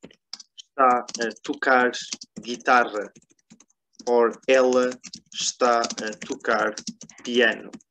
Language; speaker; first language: Portuguese; non-native, fluent; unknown